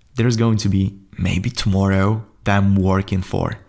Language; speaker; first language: English; non-native, fluent; Polish